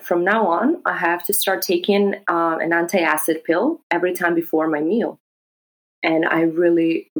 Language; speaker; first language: English; non-native, fluent; Greek